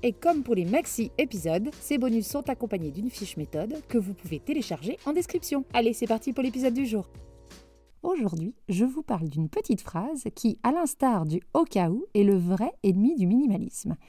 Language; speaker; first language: French; native; French